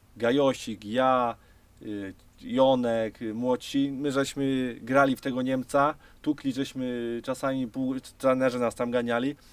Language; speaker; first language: Polish; native; Polish